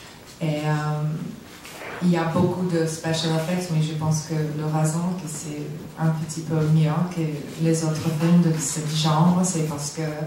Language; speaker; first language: French; non-native, learner; English